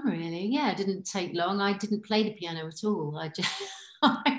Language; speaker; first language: English; native; English